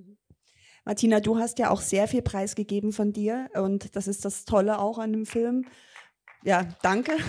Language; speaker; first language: German; native; German